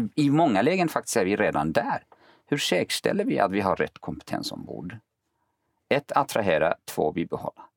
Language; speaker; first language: Swedish; early bilingual, other home language; Kurdish